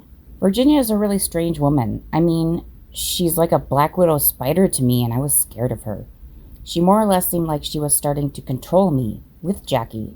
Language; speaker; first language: English; native; English